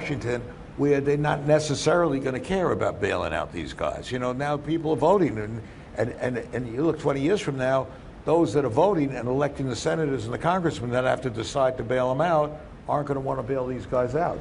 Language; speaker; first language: English; native; English